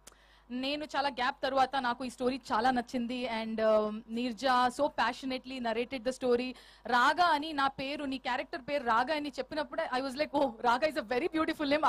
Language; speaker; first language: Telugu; non-native, learner; Kannada